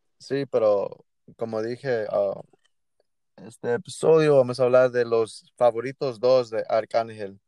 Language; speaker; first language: Spanish; early bilingual, heritage; Spanish